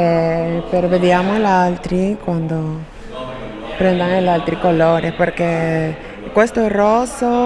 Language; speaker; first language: Italian; non-native, fluent; Spanish